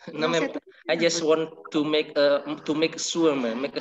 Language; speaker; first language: English; non-native, learner; Indonesian